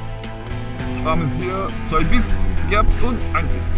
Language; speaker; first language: German; non-native, learner; French